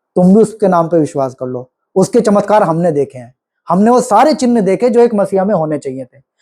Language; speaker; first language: Hindi; native; Hindi